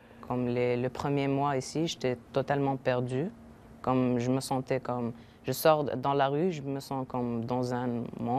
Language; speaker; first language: French; non-native, fluent; Arabic